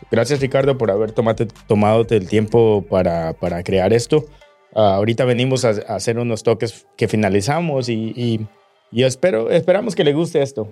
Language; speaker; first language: Spanish; early bilingual, heritage; Spanish